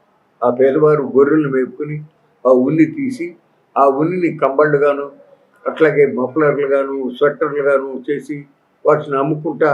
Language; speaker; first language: Telugu; native; Telugu